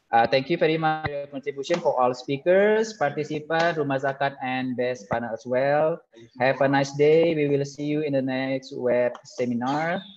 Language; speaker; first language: English; non-native, fluent; Indonesian